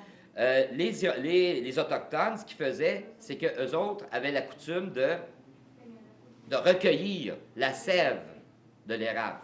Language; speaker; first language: French; native; French